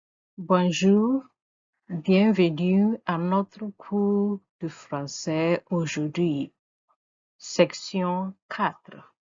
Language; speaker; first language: French; non-native, fluent; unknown